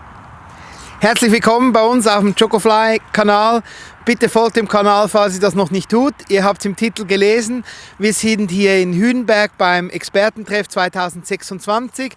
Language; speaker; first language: German; native; German